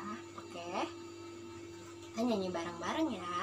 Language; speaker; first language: Indonesian; native; Indonesian